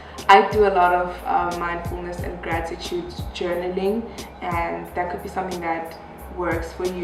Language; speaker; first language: English; non-native, local second language; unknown